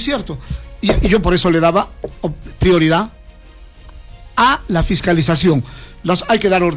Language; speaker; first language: Spanish; native; Spanish